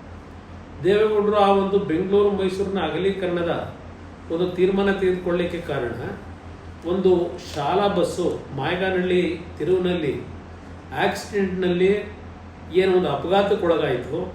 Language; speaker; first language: Kannada; native; Kannada